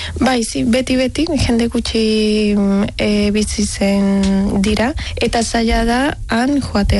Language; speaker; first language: Basque; non-native, learner; Spanish